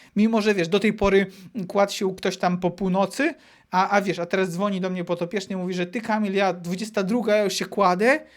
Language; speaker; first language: Polish; native; Polish